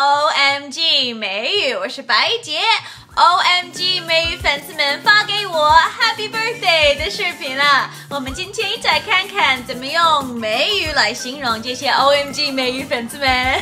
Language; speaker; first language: Chinese; non-native, fluent; English